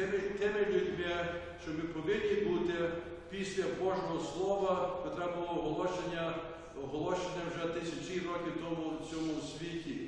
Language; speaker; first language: Ukrainian; early bilingual, heritage; Ukrainian